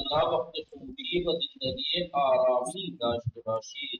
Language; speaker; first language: Persian; non-native, fluent; Urdu